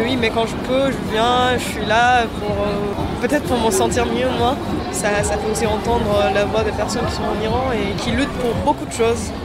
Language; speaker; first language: French; non-native, fluent; Persian